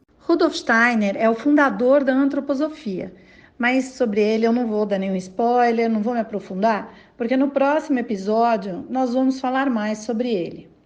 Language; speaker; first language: Portuguese; native; Portuguese